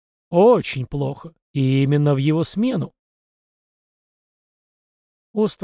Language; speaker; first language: Russian; native; Russian